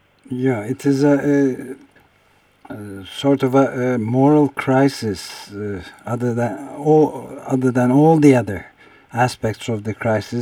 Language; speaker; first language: English; non-native, fluent; Turkish